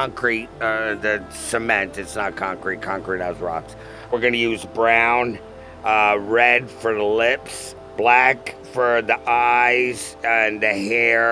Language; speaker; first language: English; native; English